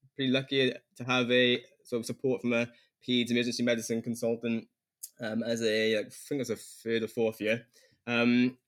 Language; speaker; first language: English; native; English